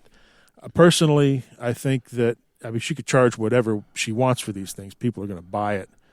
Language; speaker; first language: English; native; English